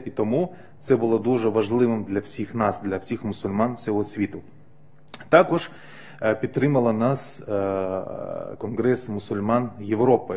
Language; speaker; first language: Ukrainian; non-native, fluent; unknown